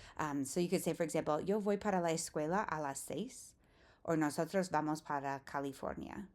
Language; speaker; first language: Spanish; non-native, fluent; English